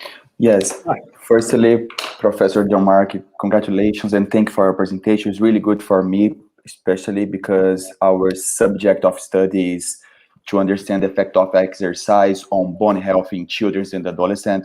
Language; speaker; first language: English; non-native, fluent; Portuguese